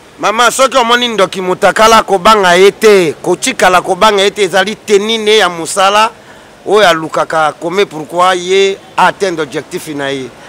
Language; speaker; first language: Lingala; native; Lingala